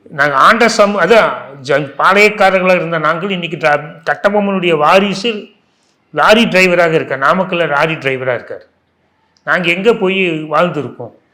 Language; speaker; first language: Tamil; non-native, local second language; Telugu